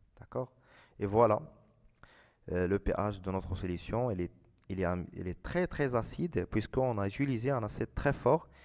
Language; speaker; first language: French; non-native, local second language; Arabic